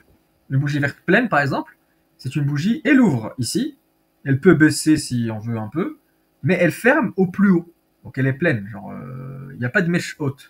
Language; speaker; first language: French; native; French